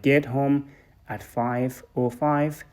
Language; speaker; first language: English; non-native, fluent; Persian